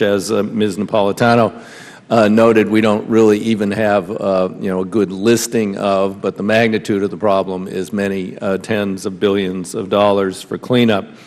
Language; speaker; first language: English; native; English